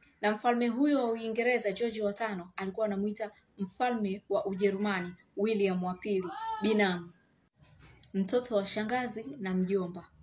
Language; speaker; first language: Swahili; native; Swahili